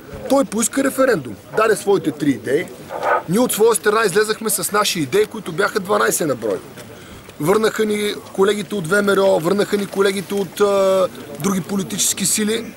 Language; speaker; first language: Bulgarian; native; Bulgarian